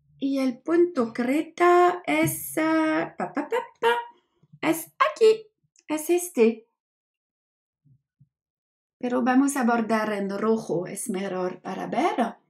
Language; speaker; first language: Spanish; non-native, learner; French